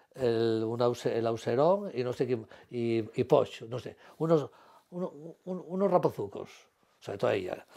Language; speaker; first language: Spanish; native; Spanish